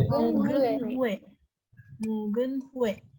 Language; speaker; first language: Korean; non-native, learner; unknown